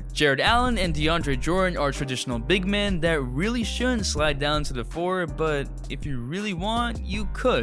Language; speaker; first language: English; native; English